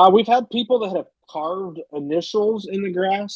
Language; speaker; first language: English; native; English